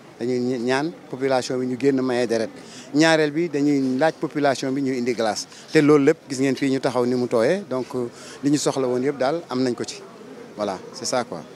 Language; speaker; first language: Wolof; non-native, local second language; Fula